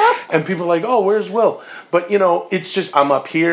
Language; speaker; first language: English; native; English